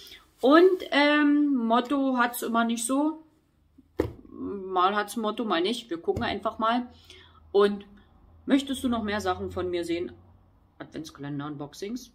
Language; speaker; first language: German; native; German